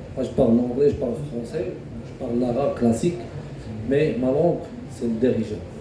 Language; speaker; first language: French; non-native, local second language; Arabic